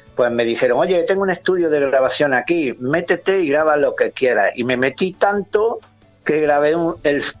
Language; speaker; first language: Spanish; native; Spanish